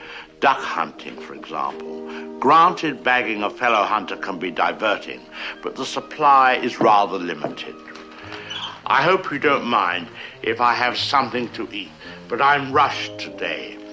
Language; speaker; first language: English; native; English